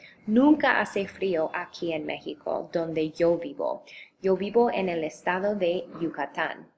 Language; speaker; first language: Spanish; non-native, fluent; English